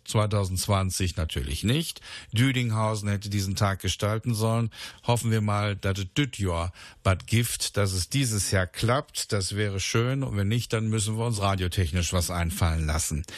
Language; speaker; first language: German; native; German